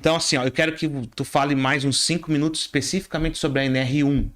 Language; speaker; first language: Portuguese; native; Portuguese